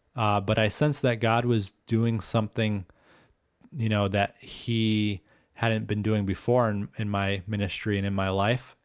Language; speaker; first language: English; native; English